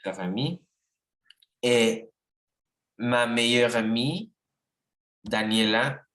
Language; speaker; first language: French; non-native, learner; Spanish